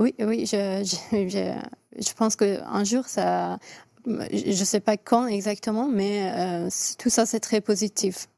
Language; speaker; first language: French; non-native, fluent; Persian